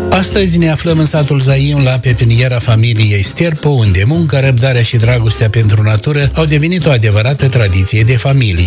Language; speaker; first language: Romanian; native; Romanian